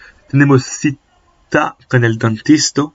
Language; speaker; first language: Spanish; non-native, learner; French